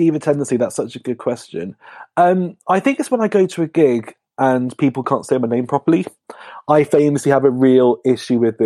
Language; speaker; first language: English; native; English